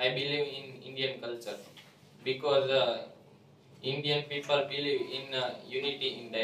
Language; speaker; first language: English; non-native, learner; Gujarati